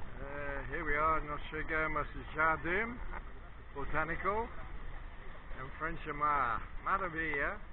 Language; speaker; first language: Portuguese; non-native, learner; English